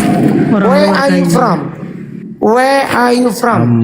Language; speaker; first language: English; non-native, learner; Indonesian